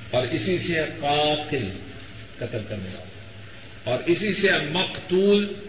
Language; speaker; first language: Urdu; non-native, local second language; Punjabi